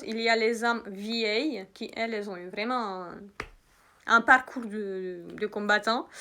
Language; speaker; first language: French; native; French